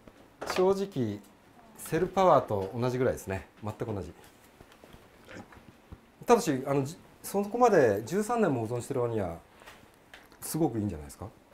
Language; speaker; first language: Japanese; native; Japanese